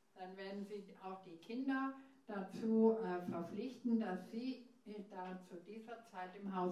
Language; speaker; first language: German; non-native, fluent; English